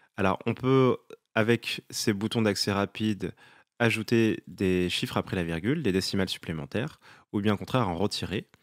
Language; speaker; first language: French; native; French